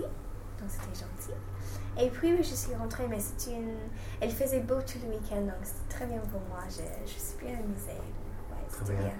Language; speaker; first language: French; non-native, fluent; English